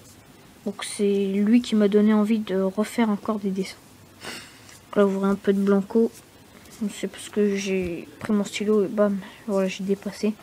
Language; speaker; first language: French; native; French